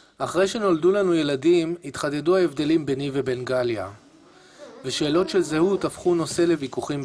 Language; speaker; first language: Hebrew; native; Hebrew